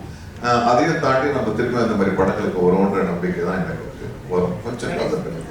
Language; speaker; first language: Tamil; native; Tamil